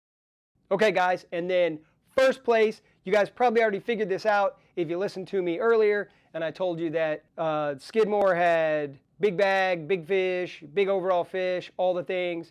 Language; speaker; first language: English; native; English